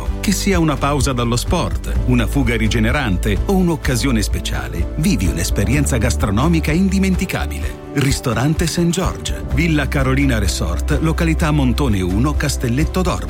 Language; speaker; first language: Italian; native; Italian